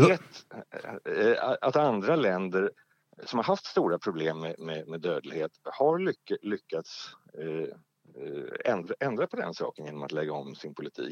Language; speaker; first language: Swedish; native; Swedish